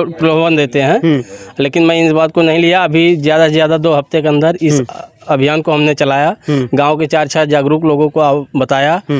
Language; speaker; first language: Hindi; native; Hindi